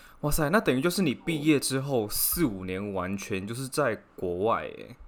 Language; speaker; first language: Chinese; native; Chinese